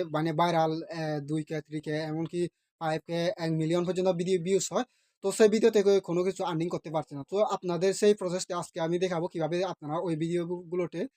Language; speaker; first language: Bangla; non-native, local second language; Chakma